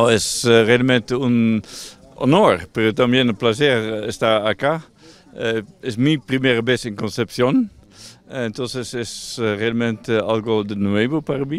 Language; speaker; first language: Spanish; non-native, learner; Dutch